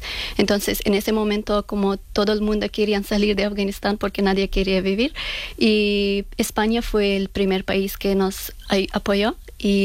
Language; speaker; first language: Spanish; non-native, learner; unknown